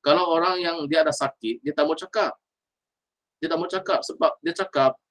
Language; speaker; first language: Malay; non-native, local second language; Chinese